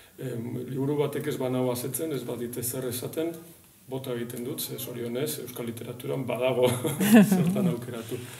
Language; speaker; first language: Basque; non-native, local second language; Spanish